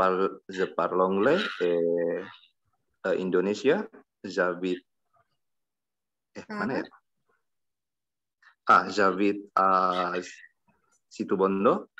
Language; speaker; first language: French; non-native, learner; Indonesian